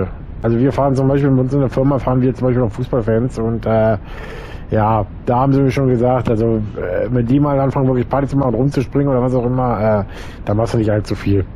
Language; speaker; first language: German; native; German